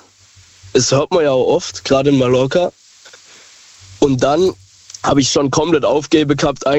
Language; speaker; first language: German; native; German